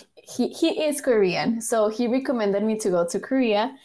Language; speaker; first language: English; early bilingual, other home language; Spanish